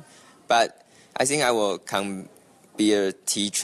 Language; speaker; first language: English; non-native, learner; Chinese